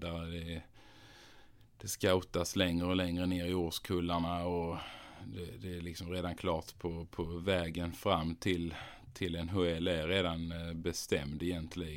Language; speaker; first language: Swedish; native; Swedish